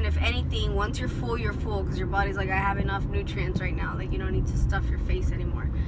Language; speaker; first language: English; native; English